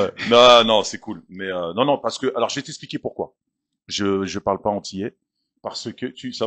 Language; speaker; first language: French; native; French